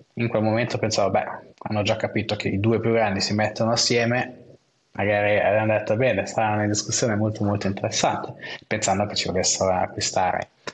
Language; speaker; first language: Italian; non-native, local second language; German